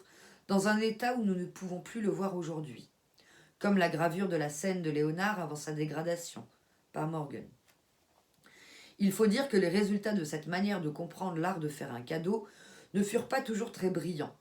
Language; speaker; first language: French; native; French